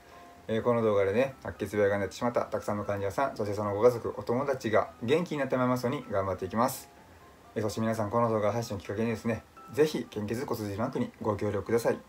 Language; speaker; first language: Japanese; native; Japanese